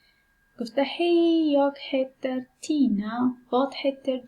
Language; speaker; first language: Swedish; non-native, learner; Persian